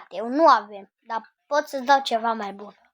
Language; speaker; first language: Romanian; native; Romanian